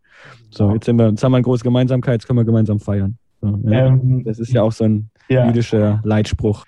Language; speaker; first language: German; native; German